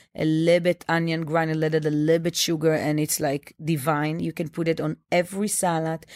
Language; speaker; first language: English; non-native, fluent; Hebrew